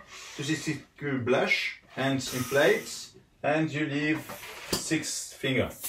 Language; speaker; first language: English; non-native, learner; Italian